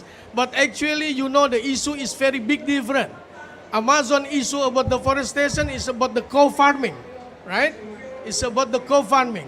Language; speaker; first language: English; non-native, fluent; Indonesian